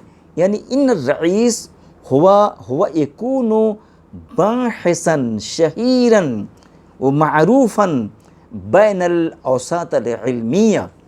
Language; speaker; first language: Arabic; non-native, fluent; Urdu